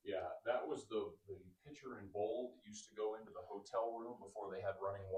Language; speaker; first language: English; native; English